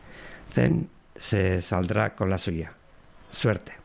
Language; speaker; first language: Spanish; non-native, local second language; Basque